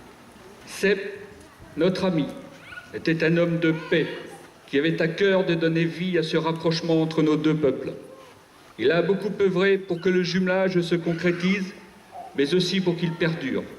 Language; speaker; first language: French; native; French